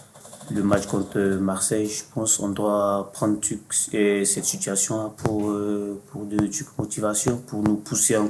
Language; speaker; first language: French; non-native, fluent; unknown